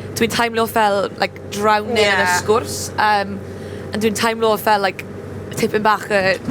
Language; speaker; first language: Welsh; non-native, local second language; English